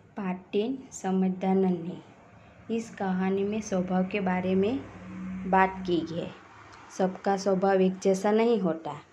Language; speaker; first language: Hindi; non-native, local second language; Gujarati